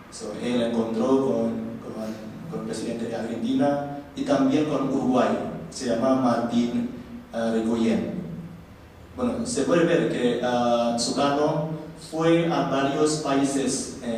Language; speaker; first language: Spanish; non-native, learner; Indonesian